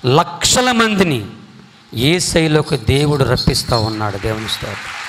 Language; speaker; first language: Telugu; non-native, local second language; Koya